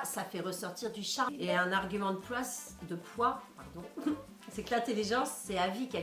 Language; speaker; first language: French; native; French